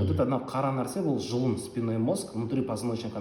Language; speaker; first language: Russian; non-native, local second language; Kazakh